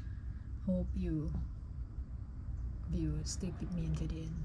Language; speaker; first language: English; non-native, fluent; Lao